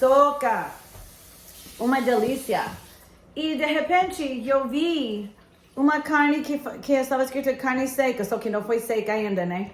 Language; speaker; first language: Portuguese; non-native, fluent; English